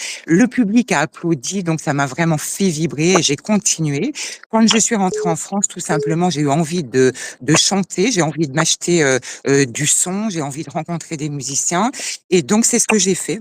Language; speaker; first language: French; native; French